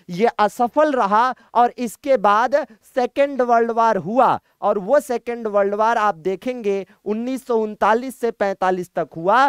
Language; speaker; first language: Hindi; native; Hindi